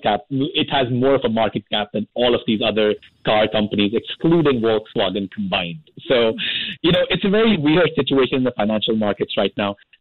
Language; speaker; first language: English; non-native, local second language; Hindi